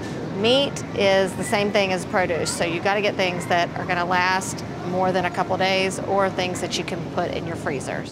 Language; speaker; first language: English; native; English